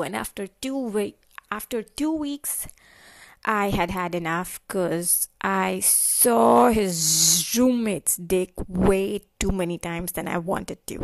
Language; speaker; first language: English; non-native, local second language; Hindi